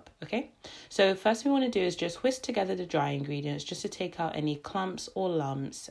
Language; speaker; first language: English; native; English